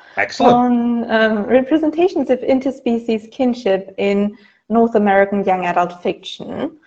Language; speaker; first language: English; non-native, fluent; German